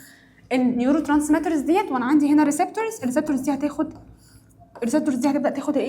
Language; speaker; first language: Arabic; native; Arabic